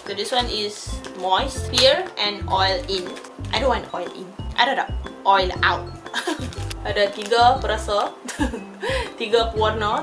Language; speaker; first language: English; non-native, local second language; Malay